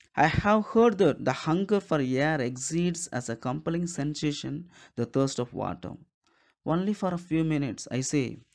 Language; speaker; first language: English; non-native, local second language; Tamil